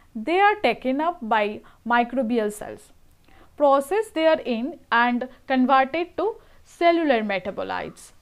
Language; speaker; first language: English; non-native, local second language; Bangla